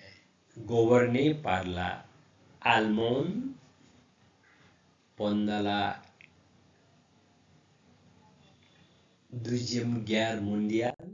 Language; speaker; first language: French; non-native, learner; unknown